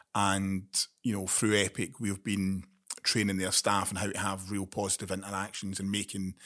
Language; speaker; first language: English; native; English